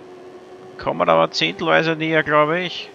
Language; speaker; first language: German; native; German